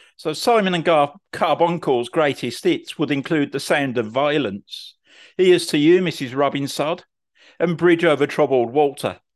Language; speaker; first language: English; native; English